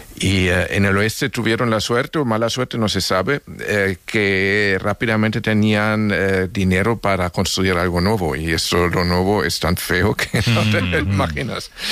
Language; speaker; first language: Spanish; non-native, fluent; German